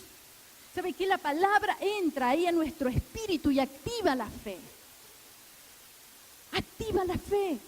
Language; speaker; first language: Spanish; native; Spanish